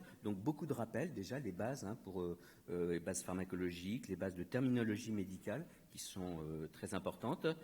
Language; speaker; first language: French; native; French